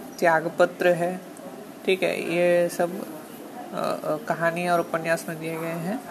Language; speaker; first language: Hindi; non-native, local second language; Telugu